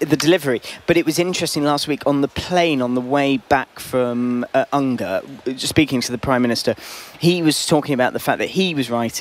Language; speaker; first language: English; native; English